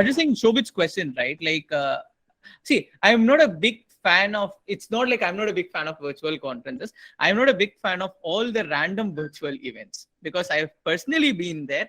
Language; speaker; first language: English; non-native, local second language; Tamil